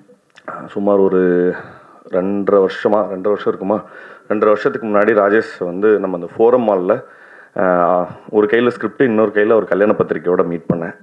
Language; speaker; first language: Tamil; native; Tamil